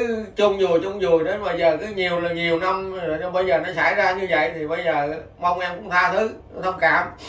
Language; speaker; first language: Vietnamese; native; Vietnamese